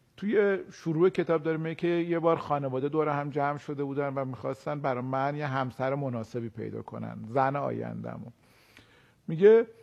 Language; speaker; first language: Persian; native; Persian